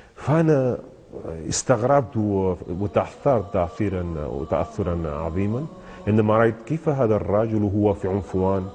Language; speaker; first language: Arabic; non-native, fluent; Spanish